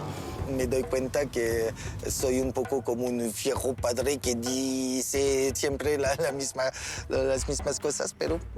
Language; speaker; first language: Spanish; non-native, learner; French